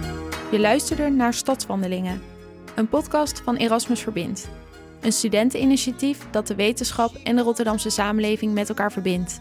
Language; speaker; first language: Dutch; native; Dutch